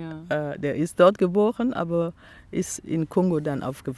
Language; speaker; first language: German; non-native, fluent; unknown